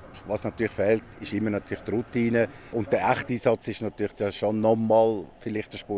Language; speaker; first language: German; native; German